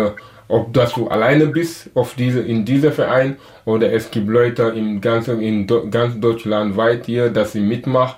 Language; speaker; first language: German; non-native, learner; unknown